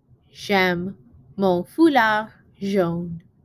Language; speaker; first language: French; non-native, learner; English